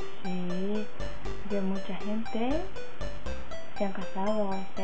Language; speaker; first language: Spanish; non-native, learner; Japanese